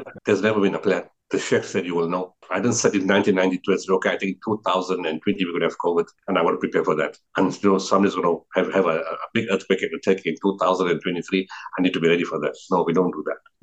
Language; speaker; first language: English; native; English